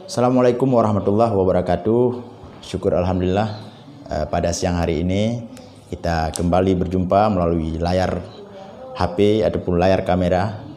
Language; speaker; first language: Indonesian; non-native, local second language; Achinese